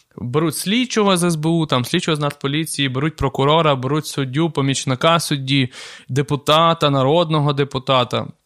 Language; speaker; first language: Ukrainian; non-native, local second language; Russian